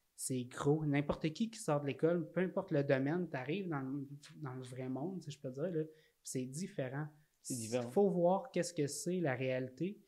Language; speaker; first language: French; native; French